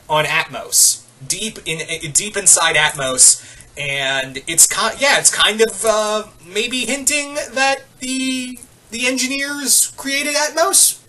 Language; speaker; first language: English; native; English